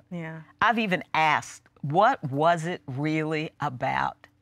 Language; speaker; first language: English; native; English